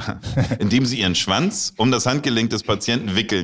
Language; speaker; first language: German; native; German